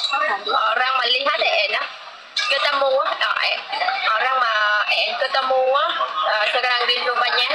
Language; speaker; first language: Indonesian; non-native, learner; Vietnamese